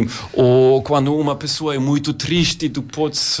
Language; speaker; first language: Portuguese; non-native, learner; German